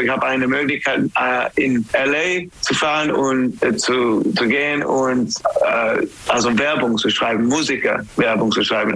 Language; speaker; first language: German; non-native, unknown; English